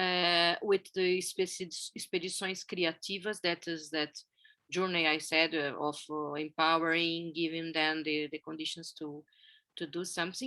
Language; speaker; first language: English; non-native, fluent; Portuguese